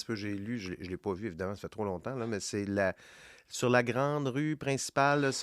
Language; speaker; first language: French; native; French